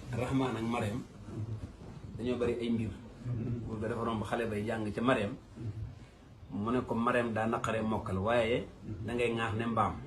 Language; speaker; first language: Wolof; native; Wolof